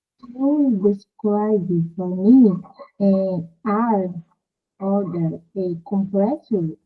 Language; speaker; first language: English; non-native, learner; Portuguese